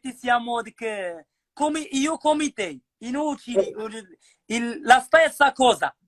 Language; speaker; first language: Italian; non-native, learner; Arabic